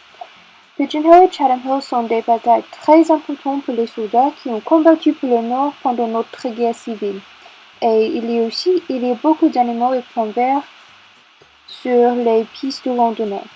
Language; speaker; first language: French; non-native, learner; English